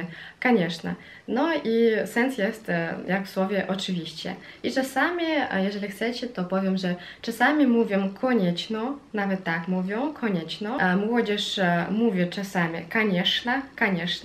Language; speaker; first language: Polish; non-native, fluent; Russian